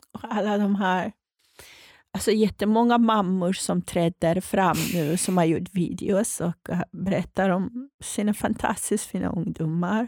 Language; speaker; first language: Swedish; non-native, fluent; Persian